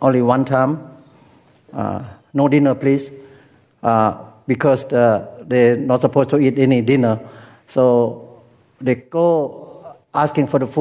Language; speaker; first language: English; non-native, learner; Lao